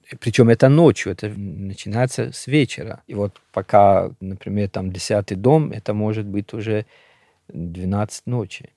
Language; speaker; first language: Russian; non-native, local second language; Shughni